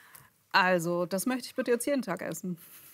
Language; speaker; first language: German; native; German